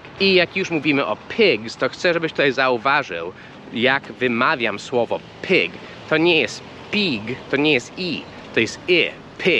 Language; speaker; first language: Polish; non-native, fluent; English